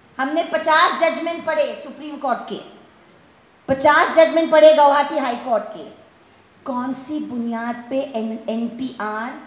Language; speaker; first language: Hindi; non-native, local second language; Gujarati